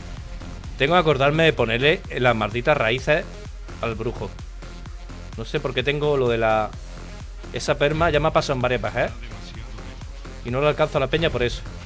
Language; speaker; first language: Spanish; native; Spanish